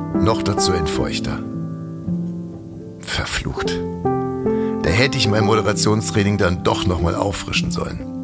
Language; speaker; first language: German; native; German